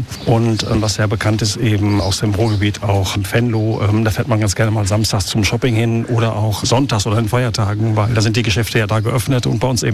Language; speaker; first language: German; native; German